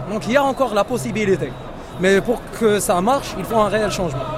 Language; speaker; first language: French; non-native, local second language; Arabic